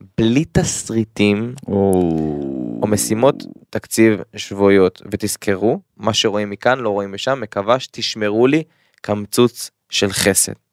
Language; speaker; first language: Hebrew; native; Hebrew